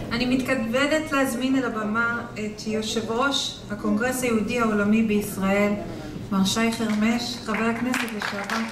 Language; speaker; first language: Hebrew; native; Hebrew